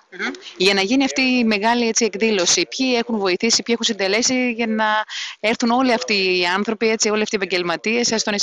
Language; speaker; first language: Greek; native; Greek